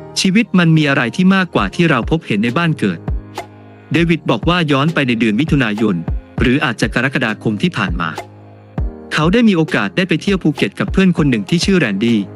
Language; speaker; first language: Thai; native; Thai